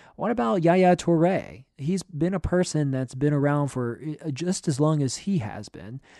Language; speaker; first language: English; native; English